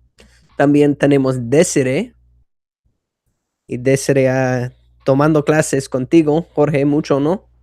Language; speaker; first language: Spanish; non-native, fluent; English